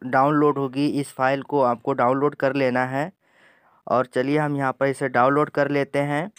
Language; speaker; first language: Hindi; native; Hindi